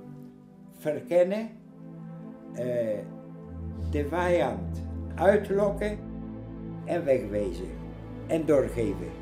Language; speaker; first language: Dutch; non-native, fluent; Polish